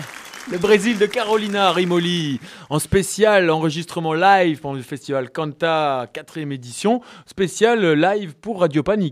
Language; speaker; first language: French; native; French